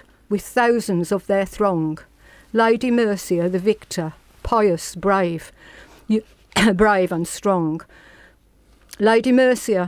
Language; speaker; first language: English; native; English